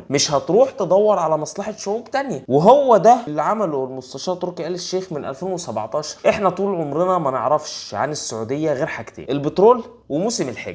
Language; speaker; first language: Arabic; native; Arabic